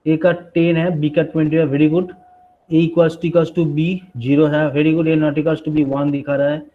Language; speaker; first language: Hindi; non-native, local second language; Bangla